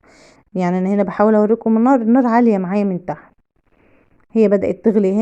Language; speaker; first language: Arabic; native; Arabic